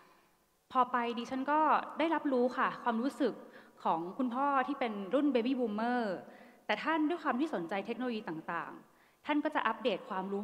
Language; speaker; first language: Thai; native; Thai